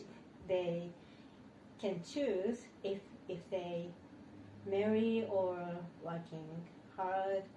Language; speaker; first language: English; non-native, learner; Japanese